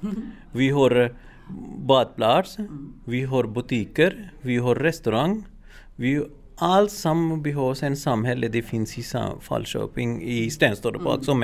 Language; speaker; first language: Swedish; non-native, learner; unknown